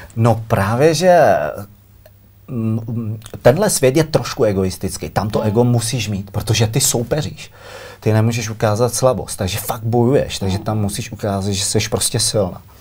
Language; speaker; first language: Czech; native; Czech